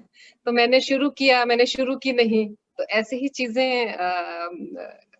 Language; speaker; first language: Hindi; native; Hindi